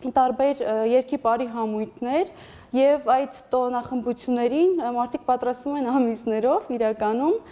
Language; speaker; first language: Armenian; non-native, local second language; Assyrian Neo-Aramaic